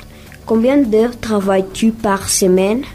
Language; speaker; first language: French; non-native, learner; Spanish